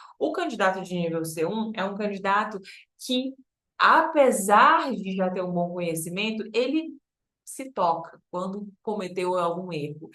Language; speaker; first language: Portuguese; native; Portuguese